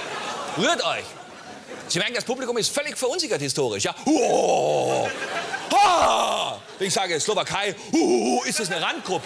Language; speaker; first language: German; native; German